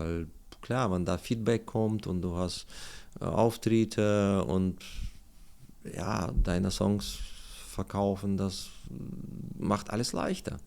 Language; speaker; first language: German; non-native, learner; Russian